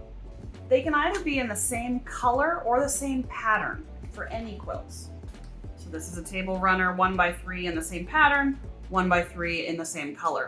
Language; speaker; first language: English; native; English